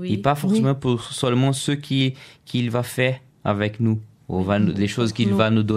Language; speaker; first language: French; non-native, learner; Portuguese